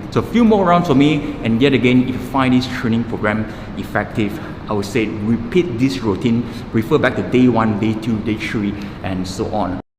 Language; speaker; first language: English; non-native, local second language; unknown